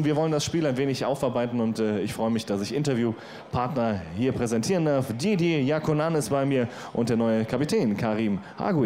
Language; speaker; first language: German; native; German